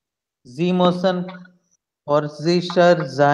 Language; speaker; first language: German; non-native, learner; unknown